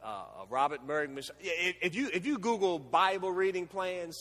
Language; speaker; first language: English; native; English